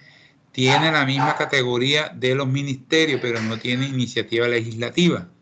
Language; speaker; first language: Spanish; native; Spanish